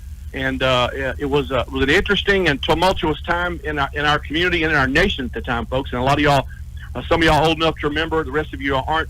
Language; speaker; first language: English; native; English